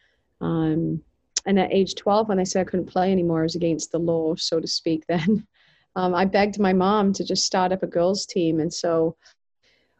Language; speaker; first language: English; native; English